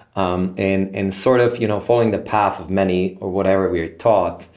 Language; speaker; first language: English; non-native, fluent; Serbian